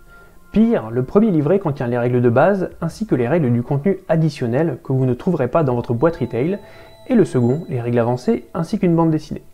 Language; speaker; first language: French; native; French